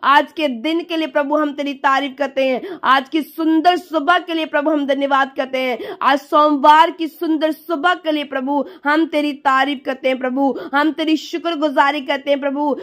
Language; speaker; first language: Hindi; non-native, local second language; Punjabi